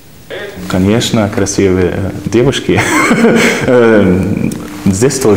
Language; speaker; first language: Russian; non-native, learner; German